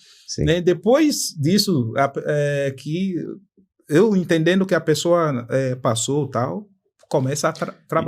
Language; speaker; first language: Portuguese; non-native, fluent; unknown